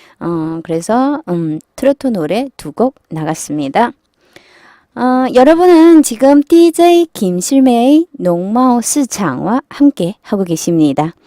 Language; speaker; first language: Korean; non-native, fluent; Chinese